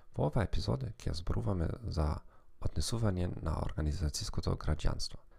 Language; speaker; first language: Macedonian; non-native, fluent; German